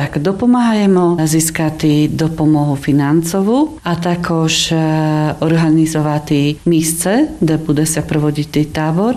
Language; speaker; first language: Ukrainian; non-native, local second language; Rusyn